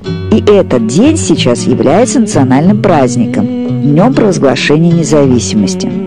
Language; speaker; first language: Russian; native; Russian